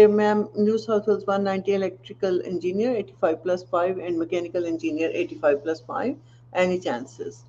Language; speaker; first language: English; non-native, local second language; Punjabi